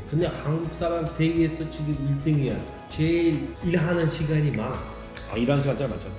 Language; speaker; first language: Korean; non-native, learner; Uzbek